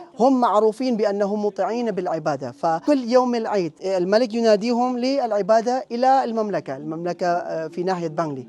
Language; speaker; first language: Arabic; non-native, fluent; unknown